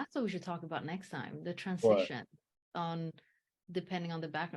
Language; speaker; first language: English; early bilingual, heritage; English